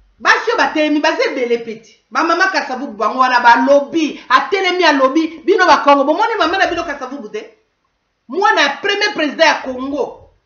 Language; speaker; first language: Lingala; non-native, local second language; Kongo